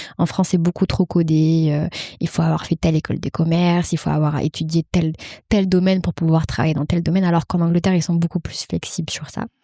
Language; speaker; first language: French; early bilingual, other home language; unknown